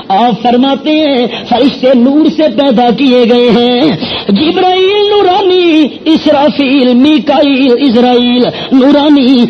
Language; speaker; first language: Urdu; non-native, local second language; Pashto